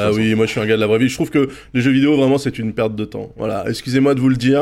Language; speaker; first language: French; native; French